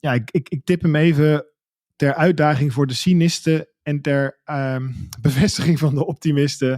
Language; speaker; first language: Dutch; native; Dutch